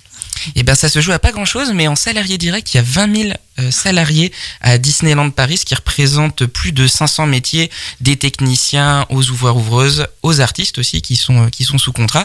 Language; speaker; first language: French; native; French